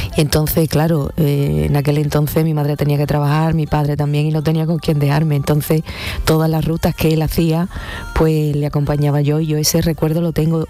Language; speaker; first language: Spanish; native; Spanish